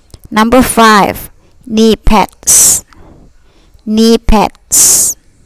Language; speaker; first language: English; non-native, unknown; Thai